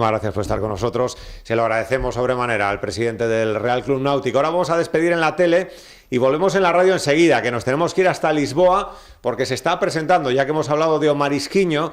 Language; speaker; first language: Spanish; native; Spanish